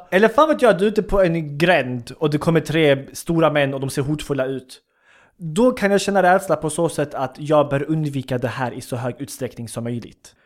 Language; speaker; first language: Swedish; early bilingual, other home language; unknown